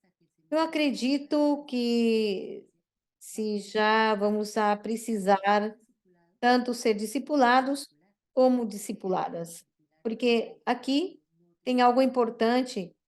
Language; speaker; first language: Portuguese; non-native, fluent; Spanish